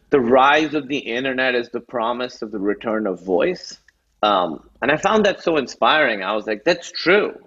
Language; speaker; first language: English; non-native, local second language; Urdu